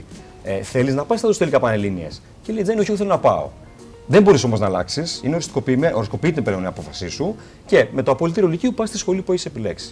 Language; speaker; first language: Greek; native; Greek